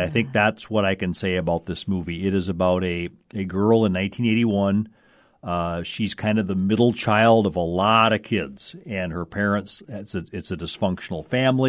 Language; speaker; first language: English; native; English